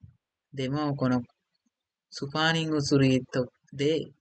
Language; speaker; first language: Japanese; non-native, learner; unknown